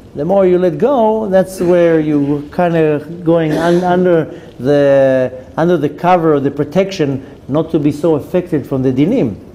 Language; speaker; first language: English; non-native, fluent; Hebrew